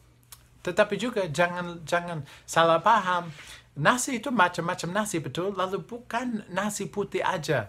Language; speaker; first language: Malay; non-native, fluent; English